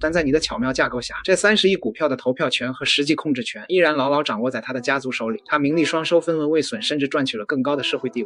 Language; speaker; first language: Chinese; native; Chinese